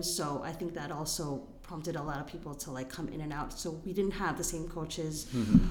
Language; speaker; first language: English; non-native, local second language; Filipino